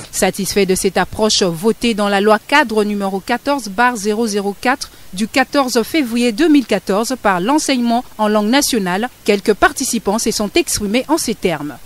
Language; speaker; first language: French; non-native, local second language; Lingala